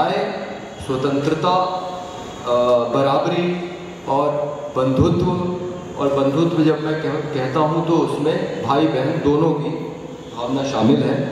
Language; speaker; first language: Hindi; native; Hindi